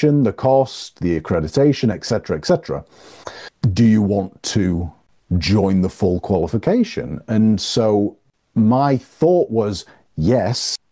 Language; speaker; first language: English; native; English